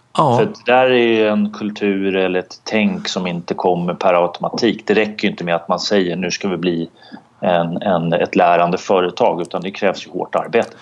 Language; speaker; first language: Swedish; native; Swedish